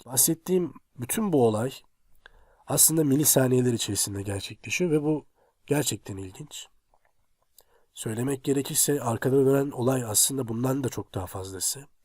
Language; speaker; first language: Turkish; native; Turkish